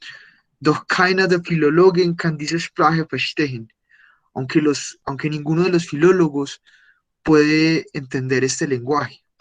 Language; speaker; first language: German; non-native, learner; Spanish